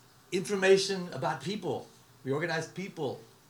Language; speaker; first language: English; native; English